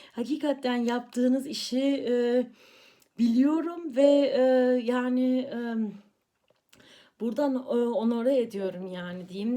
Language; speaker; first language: Turkish; early bilingual, heritage; Turkish